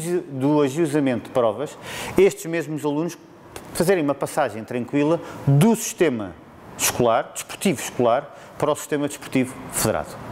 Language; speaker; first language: Portuguese; native; Portuguese